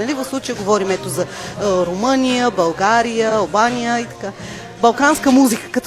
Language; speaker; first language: Bulgarian; native; Bulgarian